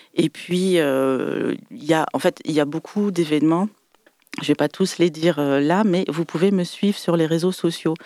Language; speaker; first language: French; native; French